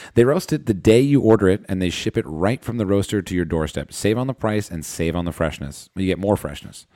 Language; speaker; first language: English; native; English